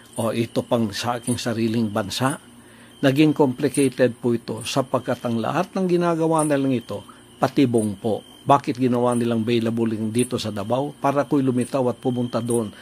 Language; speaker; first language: Filipino; native; Filipino